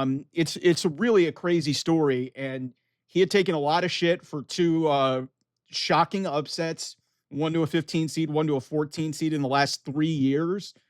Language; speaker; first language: English; native; English